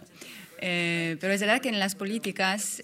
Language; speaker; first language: Spanish; non-native, fluent; French